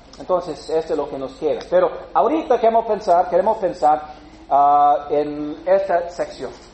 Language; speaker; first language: Spanish; non-native, fluent; English